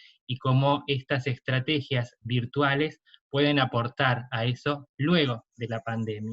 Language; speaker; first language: Spanish; native; Spanish